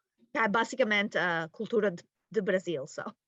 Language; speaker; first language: Portuguese; early bilingual, heritage; Portuguese